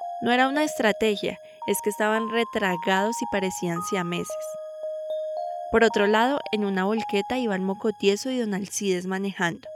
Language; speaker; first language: Spanish; native; Spanish